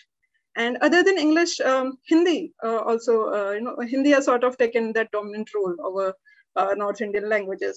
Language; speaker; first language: English; early bilingual, other home language; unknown